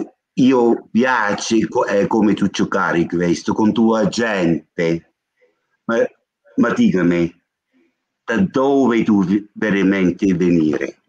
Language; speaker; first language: Italian; non-native, learner; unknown